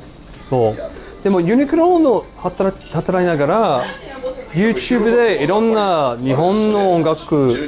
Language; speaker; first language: Japanese; non-native, learner; English